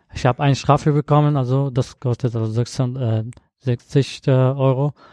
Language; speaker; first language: German; non-native, learner; Arabic